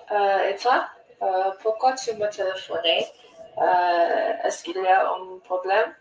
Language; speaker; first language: French; non-native, learner; English